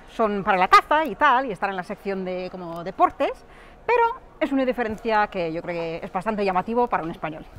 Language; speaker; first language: Spanish; non-native, fluent; English